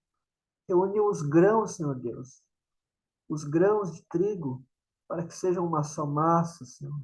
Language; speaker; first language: Portuguese; native; Portuguese